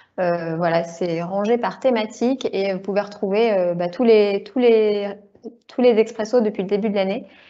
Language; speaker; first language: French; native; French